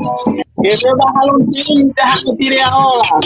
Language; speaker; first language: Spanish; non-native, learner; Haitian Creole